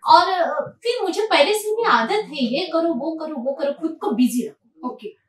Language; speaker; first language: Hindi; non-native, local second language; Marathi